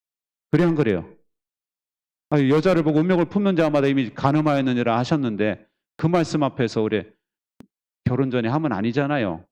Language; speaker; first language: Korean; native; Korean